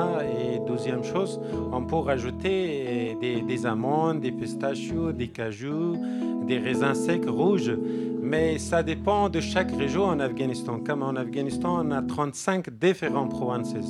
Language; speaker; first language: French; non-native, learner; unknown